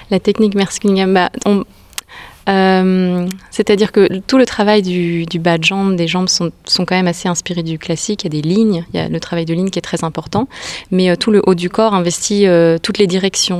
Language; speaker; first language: French; native; French